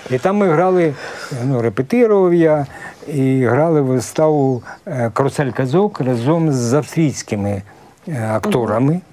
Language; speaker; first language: Ukrainian; native; Ukrainian